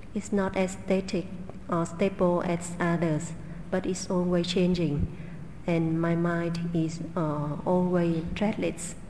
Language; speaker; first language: English; non-native, learner; Vietnamese